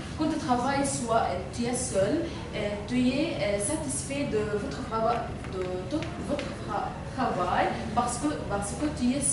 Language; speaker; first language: French; non-native, fluent; Arabic